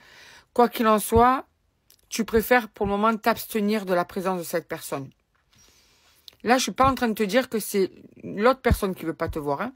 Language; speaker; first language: French; native; French